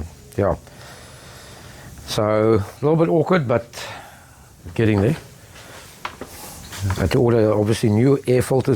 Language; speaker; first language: English; native; English